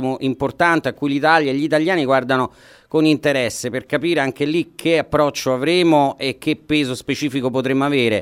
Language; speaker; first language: Italian; native; Italian